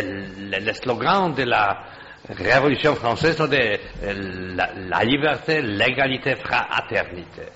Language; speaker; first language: French; non-native, fluent; Polish